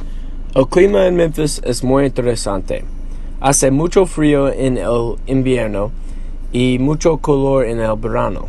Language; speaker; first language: Spanish; non-native, learner; English